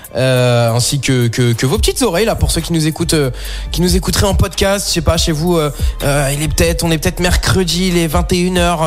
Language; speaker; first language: French; native; French